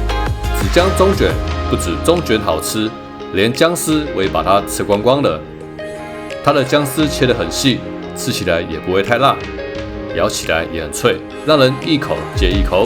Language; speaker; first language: Chinese; native; Chinese